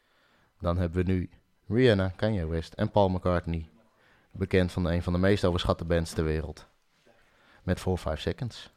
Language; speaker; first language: Dutch; native; Dutch